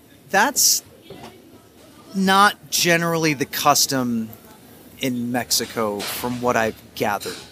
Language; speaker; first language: English; native; English